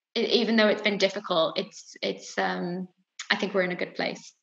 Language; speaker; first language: English; native; English